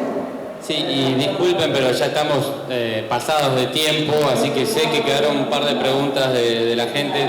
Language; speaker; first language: Spanish; native; Spanish